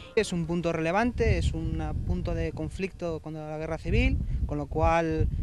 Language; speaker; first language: Spanish; native; Spanish